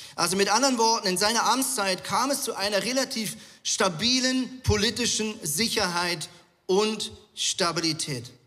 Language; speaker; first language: German; native; German